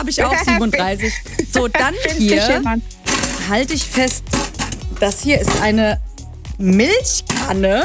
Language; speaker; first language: German; native; German